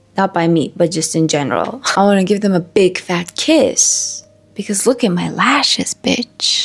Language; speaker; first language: English; non-native, fluent; Mongolian